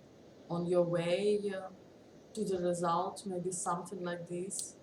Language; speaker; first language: English; non-native, learner; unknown